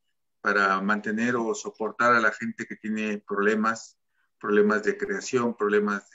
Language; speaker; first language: Spanish; native; Spanish